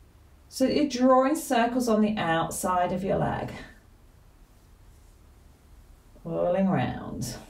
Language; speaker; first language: English; native; English